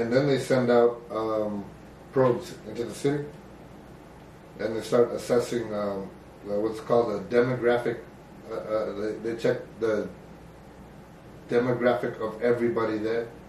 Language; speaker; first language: English; early bilingual, other home language; Spanish